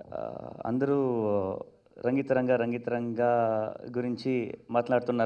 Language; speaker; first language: Telugu; non-native, learner; Kannada